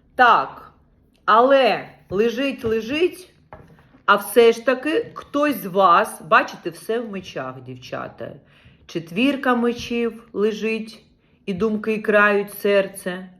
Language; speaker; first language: Ukrainian; native; Ukrainian